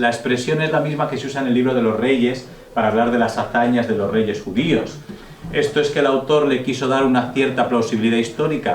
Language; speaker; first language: Spanish; native; Spanish